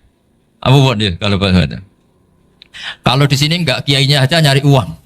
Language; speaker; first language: Indonesian; non-native, local second language; Javanese